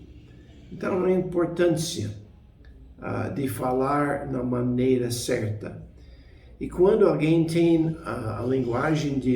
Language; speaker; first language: Portuguese; non-native, fluent; English